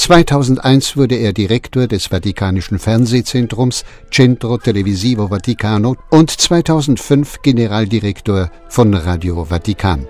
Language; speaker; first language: German; native; German